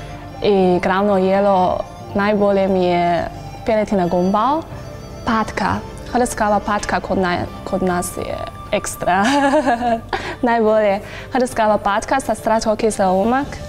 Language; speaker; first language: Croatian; non-native, learner; Chinese